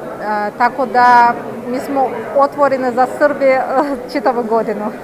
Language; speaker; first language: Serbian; non-native, fluent; Azerbaijani